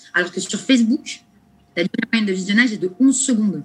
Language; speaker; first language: French; native; French